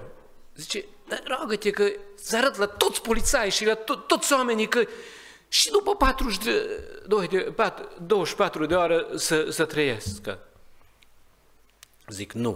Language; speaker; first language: Romanian; non-native, learner; Hungarian